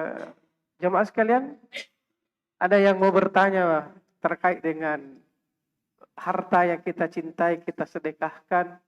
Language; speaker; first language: Indonesian; native; Indonesian